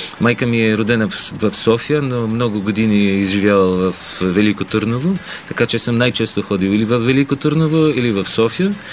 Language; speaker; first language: Bulgarian; early bilingual, heritage; Polish